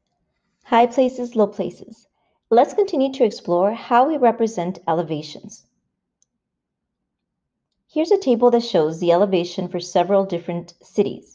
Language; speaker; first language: English; native; English